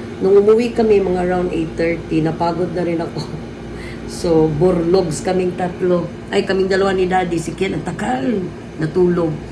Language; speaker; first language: Filipino; native; Filipino